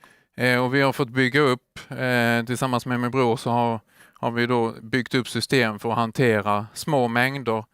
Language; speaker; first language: Swedish; native; Swedish